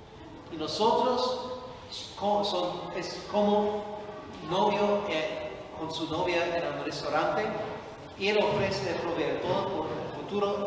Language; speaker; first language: Spanish; non-native, fluent; English